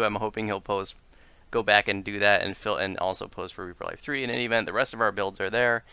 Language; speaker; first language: English; native; English